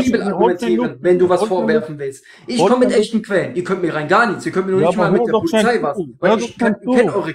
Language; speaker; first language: German; native; German